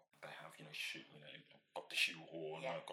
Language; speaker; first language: English; native; English